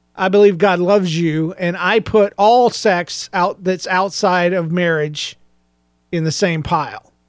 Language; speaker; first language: English; native; English